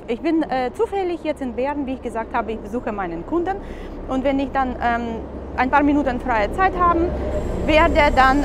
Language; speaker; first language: German; non-native, fluent; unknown